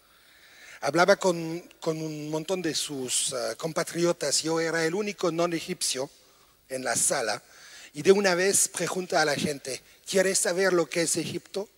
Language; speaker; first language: Spanish; non-native, fluent; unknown